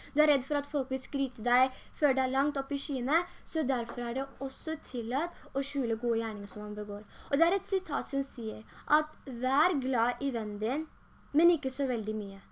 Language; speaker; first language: Norwegian; early bilingual, other home language; Urdu